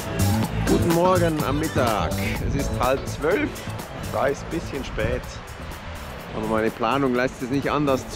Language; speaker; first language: German; native; German